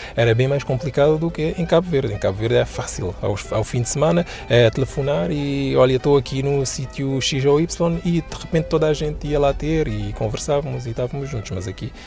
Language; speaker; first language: Portuguese; non-native, local second language; Kabuverdianu